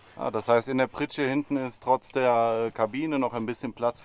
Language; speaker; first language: German; native; German